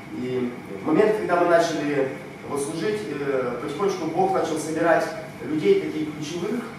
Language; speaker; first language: Russian; non-native, local second language; Romanian